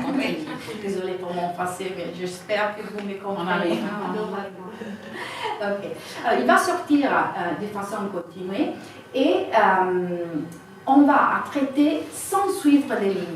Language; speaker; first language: French; non-native, fluent; Italian